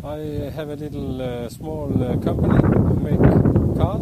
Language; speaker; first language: English; non-native, learner; Danish